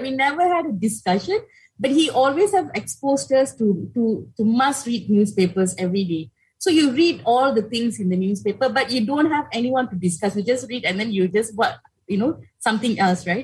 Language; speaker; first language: English; non-native, local second language; Tamil